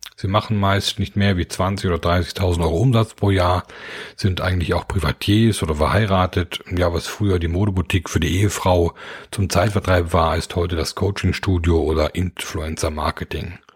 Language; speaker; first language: German; native; German